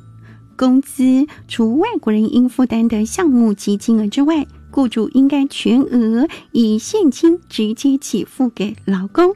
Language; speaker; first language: Chinese; native; Chinese